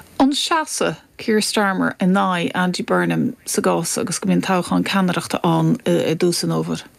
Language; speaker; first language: Irish; native; Irish